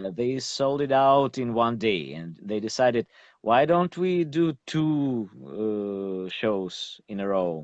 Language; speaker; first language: English; non-native, learner; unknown